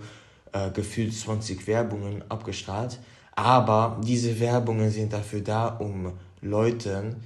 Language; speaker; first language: German; non-native, local second language; Luxembourgish